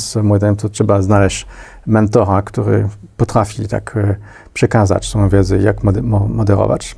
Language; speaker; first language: Polish; non-native, fluent; French